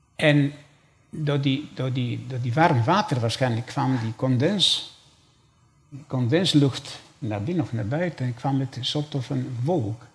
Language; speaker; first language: Dutch; non-native, fluent; Polish